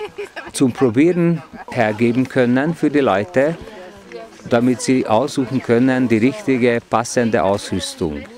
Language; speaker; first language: German; non-native, fluent; Hungarian